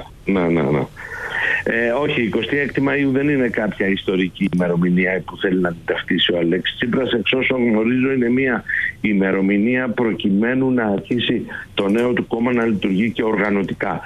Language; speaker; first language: Greek; native; Greek